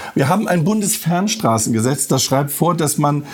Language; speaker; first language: German; native; German